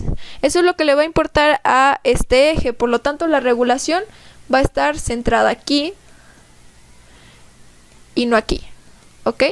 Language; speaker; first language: Spanish; native; Spanish